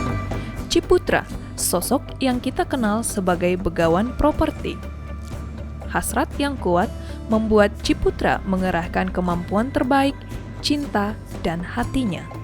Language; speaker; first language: Indonesian; native; Indonesian